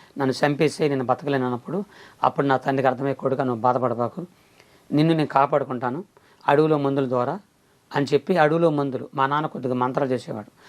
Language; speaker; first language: Telugu; non-native, local second language; Koya